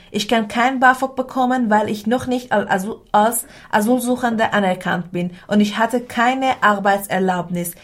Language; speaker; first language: German; non-native, fluent; Persian